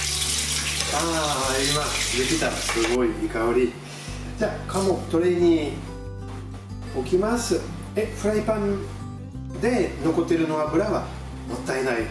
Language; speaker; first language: Japanese; non-native, fluent; French